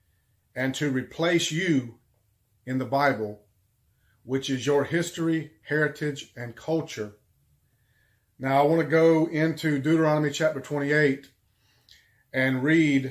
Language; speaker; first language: English; native; English